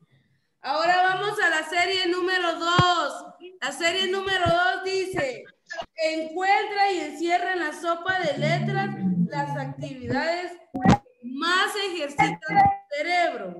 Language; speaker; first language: Spanish; native; Spanish